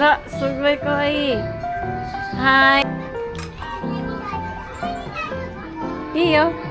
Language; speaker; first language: Japanese; non-native, learner; Filipino